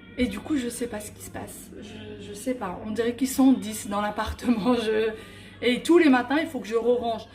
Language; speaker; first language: French; early bilingual, other home language; Arabic